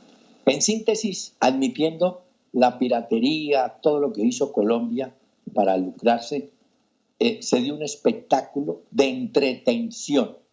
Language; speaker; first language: Spanish; native; Spanish